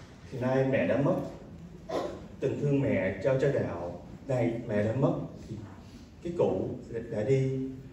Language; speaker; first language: Vietnamese; early bilingual, heritage; Vietnamese